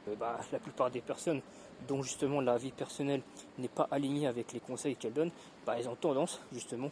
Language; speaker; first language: French; native; French